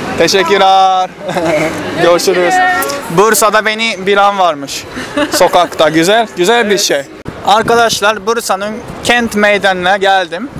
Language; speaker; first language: Turkish; non-native, learner; Japanese